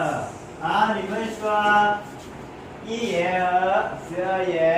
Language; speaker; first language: Chinese; non-native, learner; Lao